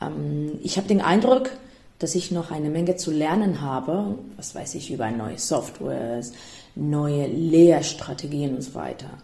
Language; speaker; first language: German; non-native, fluent; Spanish